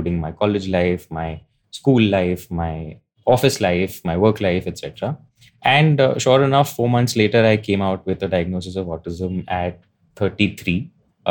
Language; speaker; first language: English; non-native, local second language; Hindi